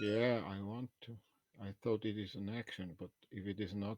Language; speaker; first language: English; non-native, learner; Polish